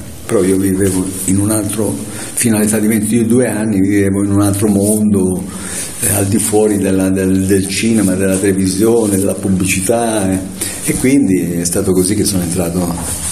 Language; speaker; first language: Italian; native; Italian